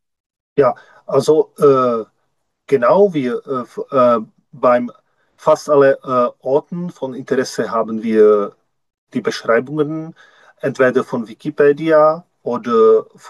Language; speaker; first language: German; non-native, learner; Czech